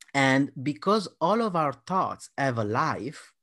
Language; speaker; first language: English; non-native, fluent; Italian